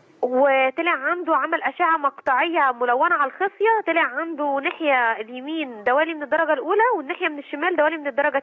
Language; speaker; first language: Arabic; native; Arabic